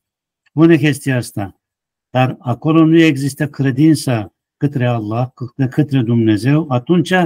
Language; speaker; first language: Romanian; non-native, fluent; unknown